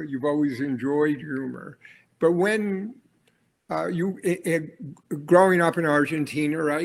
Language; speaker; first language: English; native; English